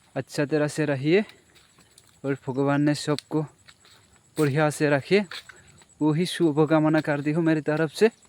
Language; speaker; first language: Hindi; non-native, local second language; Assamese